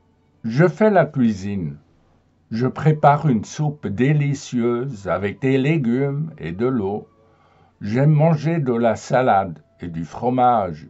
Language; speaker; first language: French; non-native, fluent; German